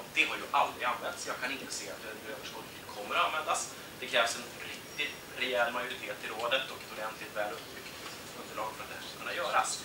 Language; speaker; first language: Swedish; native; Swedish